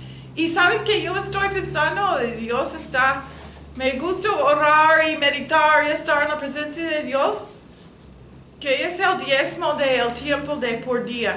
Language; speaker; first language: Spanish; non-native, learner; English